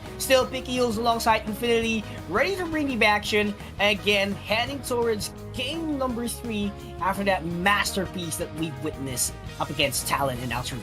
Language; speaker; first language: English; non-native, local second language; Filipino